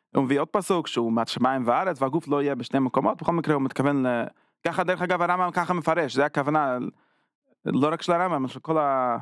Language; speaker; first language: Hebrew; non-native, fluent; English